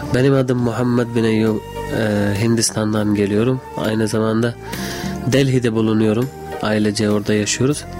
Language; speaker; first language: Turkish; non-native, fluent; Urdu